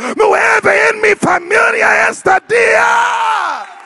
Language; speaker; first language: Spanish; non-native, learner; English